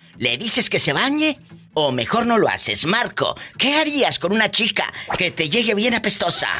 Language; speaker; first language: Spanish; native; Spanish